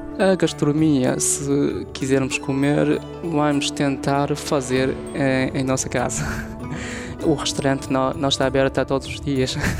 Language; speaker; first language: Portuguese; non-native, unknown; Chinese